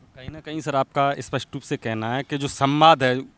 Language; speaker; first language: Hindi; native; Hindi